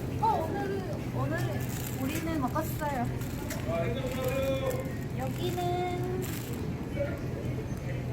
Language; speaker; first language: Korean; non-native, learner; Vietnamese